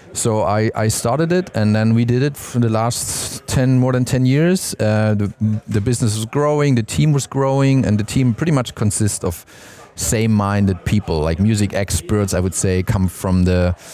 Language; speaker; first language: English; non-native, fluent; German